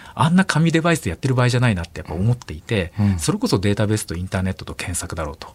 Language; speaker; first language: Japanese; native; Japanese